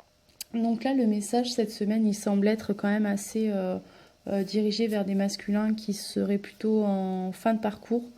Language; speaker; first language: French; native; French